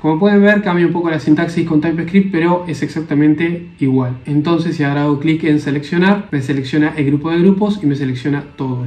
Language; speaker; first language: Spanish; native; Spanish